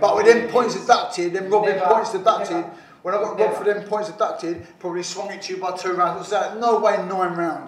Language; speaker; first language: English; native; English